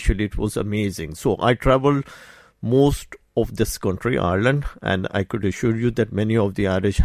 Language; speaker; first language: English; non-native, local second language; Urdu